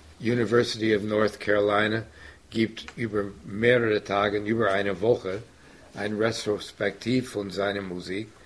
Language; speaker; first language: German; non-native, fluent; English